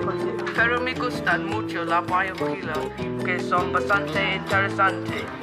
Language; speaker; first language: Spanish; non-native, learner; English